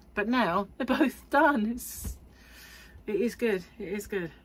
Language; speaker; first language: English; native; English